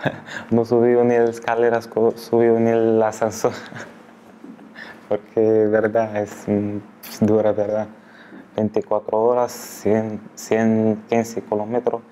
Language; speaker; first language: Spanish; non-native, learner; Arabic